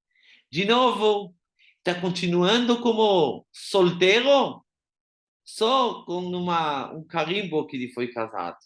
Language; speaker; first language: Portuguese; non-native, fluent; Hebrew